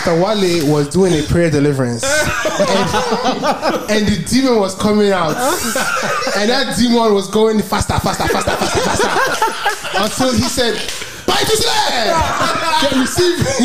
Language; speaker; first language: English; non-native, local second language; Yoruba